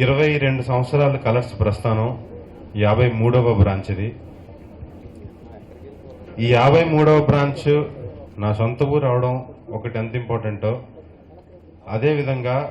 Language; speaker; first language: Telugu; native; Telugu